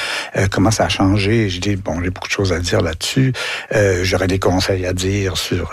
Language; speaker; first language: French; native; French